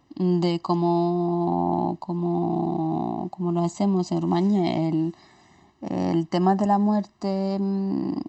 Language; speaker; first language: Spanish; non-native, fluent; Romanian